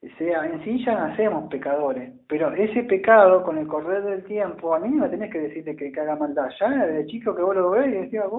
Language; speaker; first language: Spanish; native; Spanish